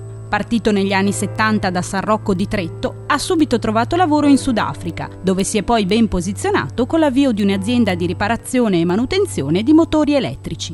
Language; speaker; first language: Italian; native; Italian